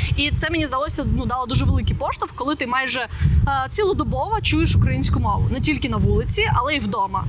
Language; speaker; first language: Ukrainian; non-native, local second language; Russian